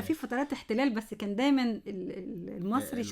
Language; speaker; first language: Arabic; native; Arabic